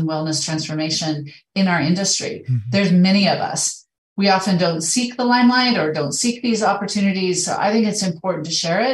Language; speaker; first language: English; native; English